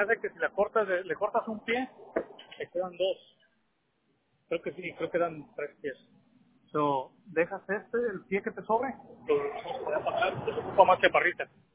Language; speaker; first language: Spanish; native; Spanish